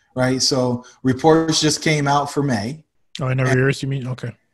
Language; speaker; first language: English; native; English